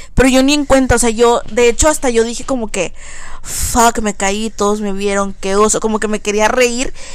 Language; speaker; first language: Spanish; early bilingual, heritage; Spanish